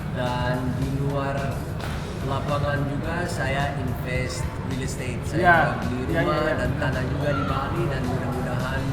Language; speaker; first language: Indonesian; non-native, fluent; Dutch